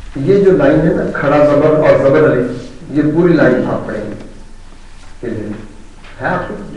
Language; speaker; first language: Urdu; non-native, local second language; Punjabi